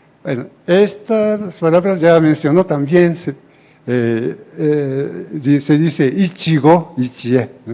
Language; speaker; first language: Spanish; non-native, fluent; Japanese